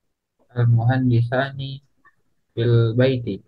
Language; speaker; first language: Arabic; non-native, learner; Indonesian